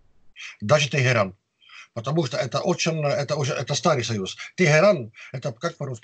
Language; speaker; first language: Russian; non-native, fluent; Dutch